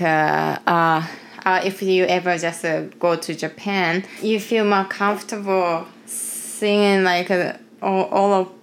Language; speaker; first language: English; non-native, fluent; Japanese